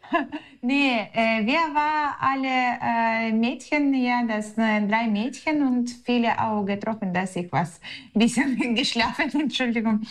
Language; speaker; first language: German; non-native, learner; Ukrainian